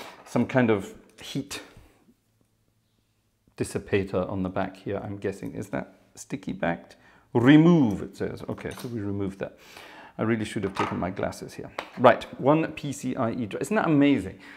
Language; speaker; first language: English; native; English